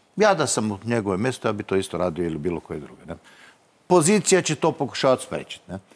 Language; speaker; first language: Croatian; native; Croatian